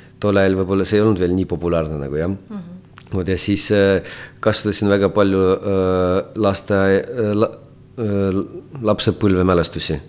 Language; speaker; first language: Estonian; non-native, local second language; Russian